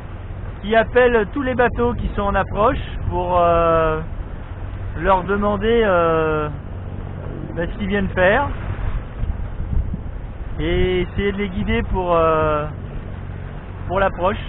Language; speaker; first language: French; native; French